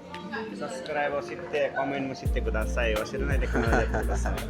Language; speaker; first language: Japanese; non-native, learner; Nepali